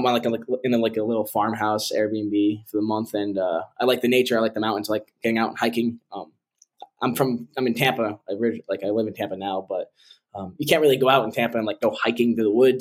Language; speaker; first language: English; native; English